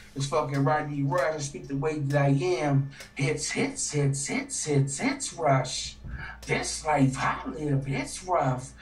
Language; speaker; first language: English; native; English